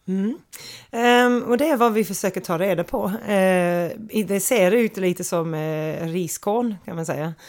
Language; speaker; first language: Swedish; non-native, fluent; English